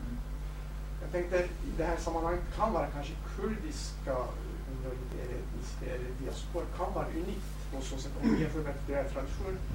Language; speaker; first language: Swedish; non-native, fluent; Kurdish